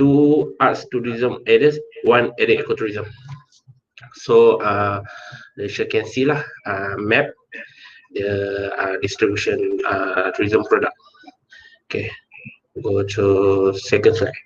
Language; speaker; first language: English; non-native, local second language; Malay